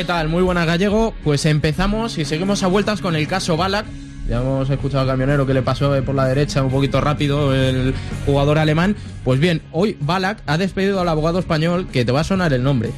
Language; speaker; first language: Spanish; native; Spanish